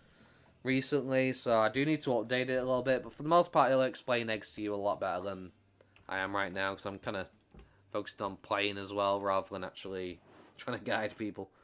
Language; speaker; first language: English; native; English